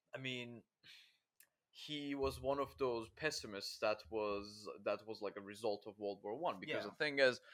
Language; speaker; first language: English; non-native, fluent; Turkish